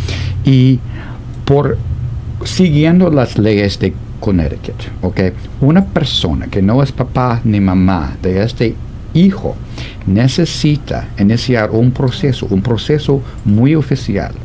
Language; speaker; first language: Spanish; non-native, fluent; English